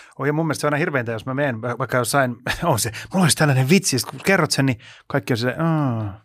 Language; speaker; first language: Finnish; native; Finnish